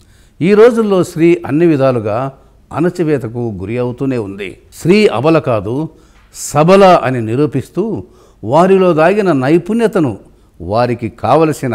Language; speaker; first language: Telugu; native; Telugu